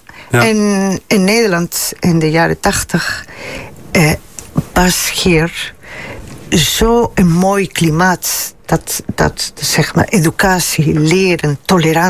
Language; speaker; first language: Dutch; non-native, fluent; Spanish